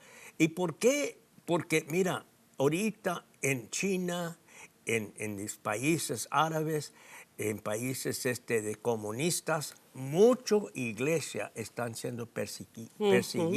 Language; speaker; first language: Spanish; non-native, fluent; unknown